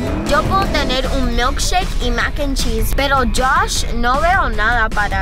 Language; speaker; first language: Spanish; early bilingual, heritage; Spanish